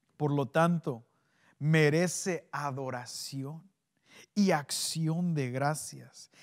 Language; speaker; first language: Spanish; early bilingual, heritage; Spanish